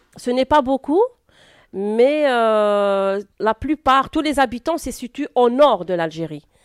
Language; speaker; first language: French; non-native, local second language; Arabic